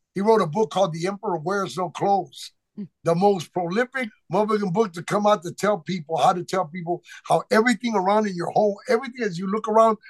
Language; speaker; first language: English; native; English